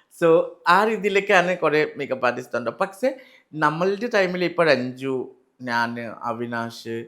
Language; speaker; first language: Malayalam; non-native, learner; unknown